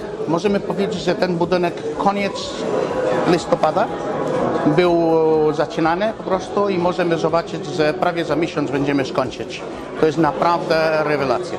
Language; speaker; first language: Polish; non-native, fluent; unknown